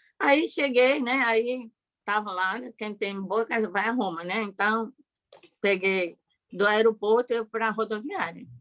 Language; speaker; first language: Portuguese; early bilingual, other home language; Japanese